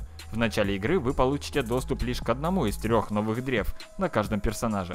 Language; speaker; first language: Russian; native; Russian